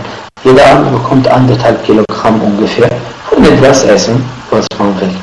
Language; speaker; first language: German; non-native, fluent; Arabic